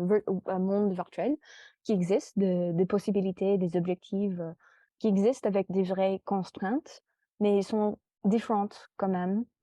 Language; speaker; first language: French; non-native, fluent; English